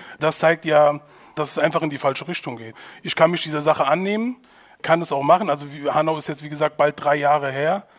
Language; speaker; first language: German; native; German